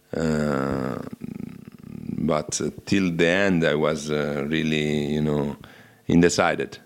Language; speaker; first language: English; non-native, fluent; Italian